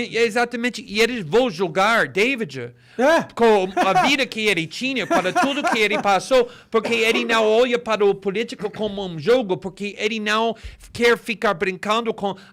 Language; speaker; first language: Portuguese; non-native, fluent; English